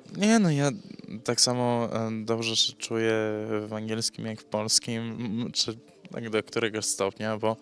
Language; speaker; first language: Polish; early bilingual, heritage; English